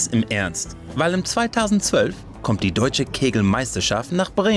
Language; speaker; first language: German; non-native, learner; English